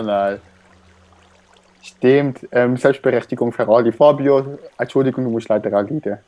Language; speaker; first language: German; native; German